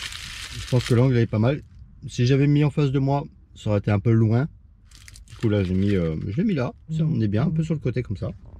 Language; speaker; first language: French; native; French